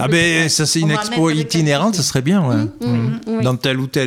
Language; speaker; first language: French; native; French